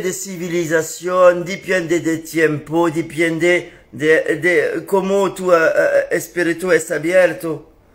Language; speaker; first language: Spanish; non-native, learner; French